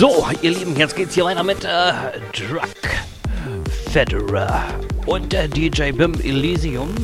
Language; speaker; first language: German; native; German